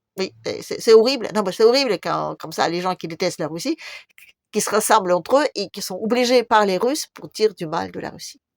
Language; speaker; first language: French; non-native, fluent; Russian